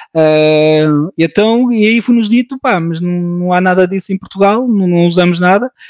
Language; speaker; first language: Portuguese; early bilingual, heritage; French